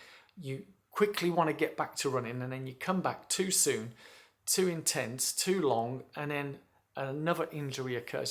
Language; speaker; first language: English; native; English